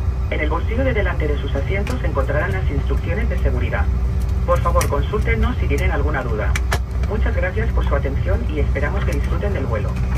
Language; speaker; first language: Spanish; native; Spanish